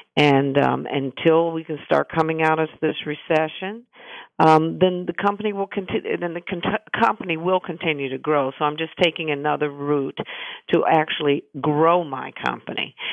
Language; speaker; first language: English; native; English